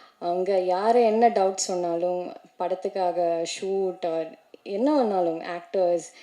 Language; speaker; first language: Tamil; non-native, learner; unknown